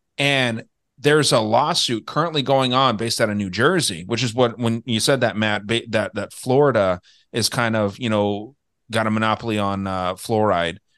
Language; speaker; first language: English; native; English